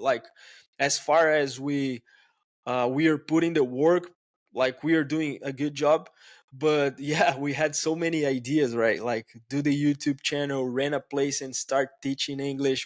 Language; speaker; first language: English; non-native, fluent; Portuguese